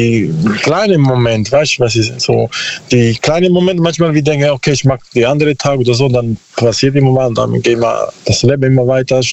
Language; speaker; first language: German; non-native, learner; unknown